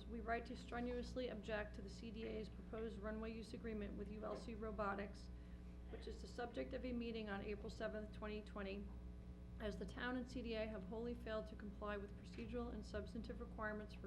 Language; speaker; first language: English; native; English